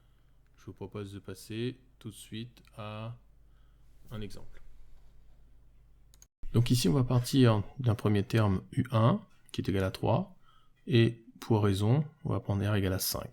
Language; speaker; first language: French; native; French